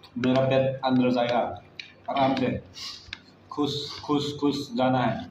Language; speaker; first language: Hindi; non-native, local second language; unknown